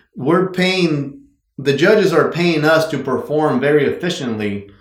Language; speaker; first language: English; non-native, fluent; Spanish